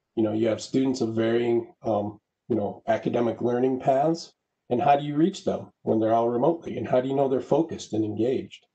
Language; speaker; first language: English; native; English